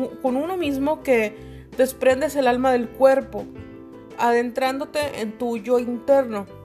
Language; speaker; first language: Spanish; native; Spanish